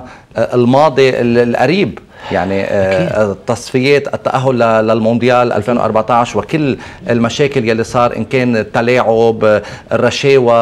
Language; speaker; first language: Arabic; native; Arabic